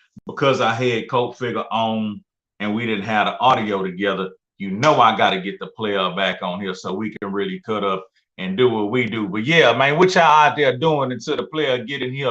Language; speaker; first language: English; native; English